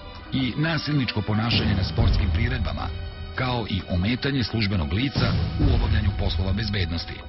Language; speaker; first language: Serbian; native; Serbian